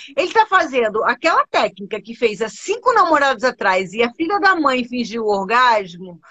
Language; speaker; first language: Portuguese; early bilingual, other home language; Spanish